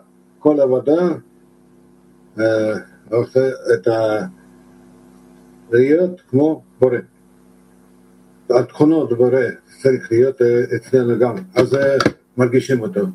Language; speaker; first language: Hebrew; non-native, learner; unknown